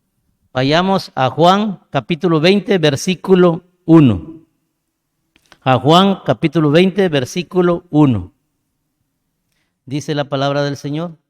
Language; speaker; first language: Spanish; native; Spanish